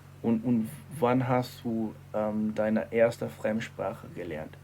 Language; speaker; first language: German; non-native, fluent; English